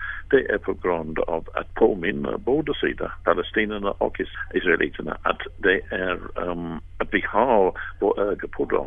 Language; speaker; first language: Swedish; non-native, fluent; English